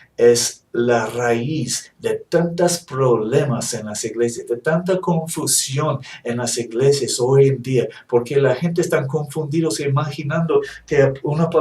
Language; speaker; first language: Spanish; non-native, fluent; English